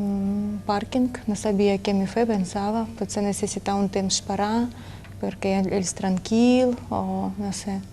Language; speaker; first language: Catalan; non-native, learner; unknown